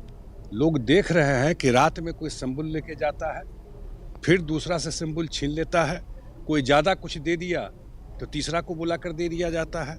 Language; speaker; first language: Hindi; native; Hindi